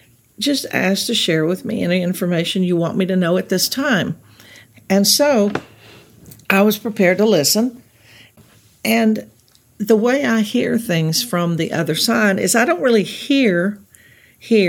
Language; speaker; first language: English; native; English